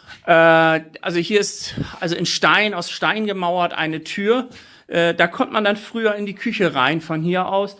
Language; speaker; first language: German; native; German